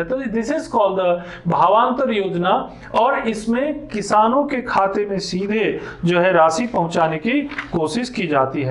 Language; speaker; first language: Hindi; native; Hindi